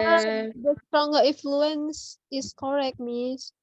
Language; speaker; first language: English; non-native, learner; Indonesian